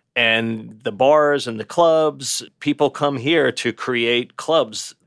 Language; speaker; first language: English; native; English